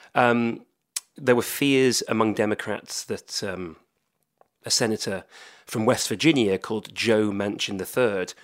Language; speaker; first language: English; native; English